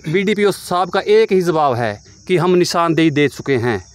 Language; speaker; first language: Hindi; native; Hindi